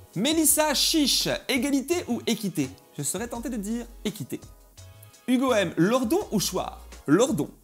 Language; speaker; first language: French; native; French